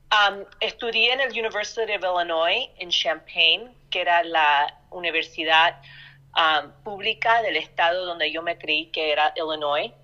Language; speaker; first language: Spanish; early bilingual, heritage; Spanish